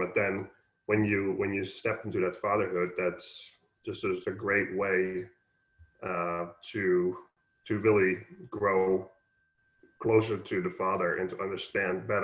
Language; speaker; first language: English; non-native, fluent; Dutch